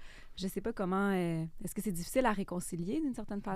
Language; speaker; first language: French; native; French